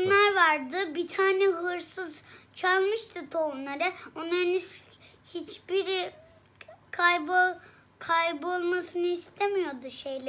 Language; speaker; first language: Turkish; native; Turkish